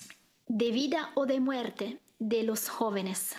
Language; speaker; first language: Spanish; non-native, fluent; Italian